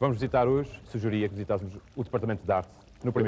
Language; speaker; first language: Portuguese; native; Portuguese